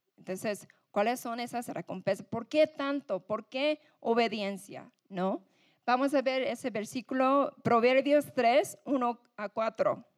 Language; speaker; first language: Spanish; non-native, fluent; English